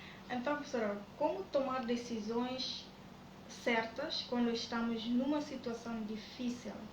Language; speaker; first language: Portuguese; non-native, learner; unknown